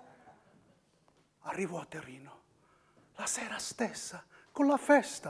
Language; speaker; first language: Italian; non-native, fluent; Riffian